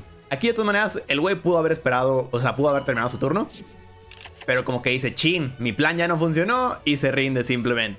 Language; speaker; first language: Spanish; native; Spanish